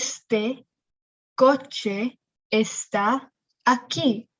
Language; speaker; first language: Spanish; non-native, fluent; English